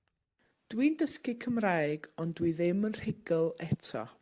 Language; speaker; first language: Welsh; non-native, learner; English